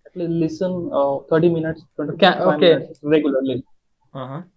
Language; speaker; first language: English; non-native, local second language; Urdu